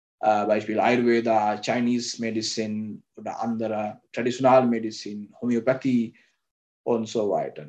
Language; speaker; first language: German; non-native, learner; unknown